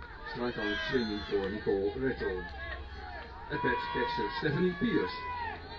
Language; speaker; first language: English; non-native, fluent; Dutch